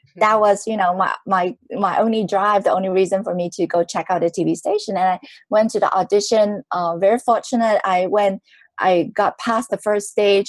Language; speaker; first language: English; non-native, local second language; Cantonese